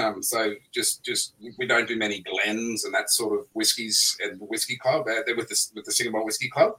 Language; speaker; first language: English; native; English